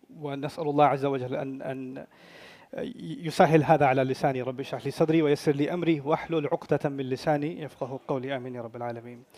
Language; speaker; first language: Arabic; non-native, fluent; Urdu